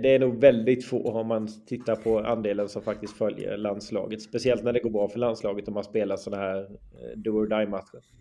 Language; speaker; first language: Swedish; native; Swedish